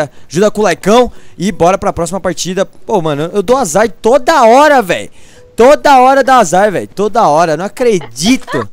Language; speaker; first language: Portuguese; native; Portuguese